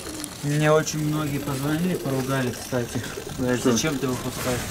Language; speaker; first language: Russian; native; Russian